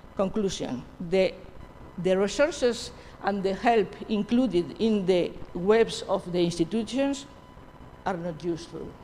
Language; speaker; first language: English; non-native, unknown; Spanish